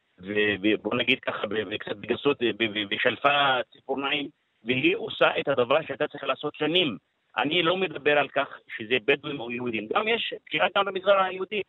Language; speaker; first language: Hebrew; non-native, local second language; Arabic